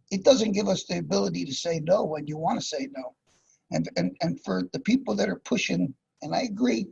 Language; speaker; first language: English; native; English